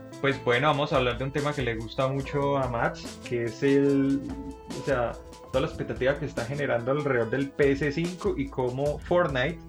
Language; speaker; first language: Spanish; native; Spanish